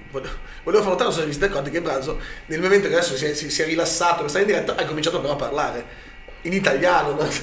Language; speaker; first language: Italian; native; Italian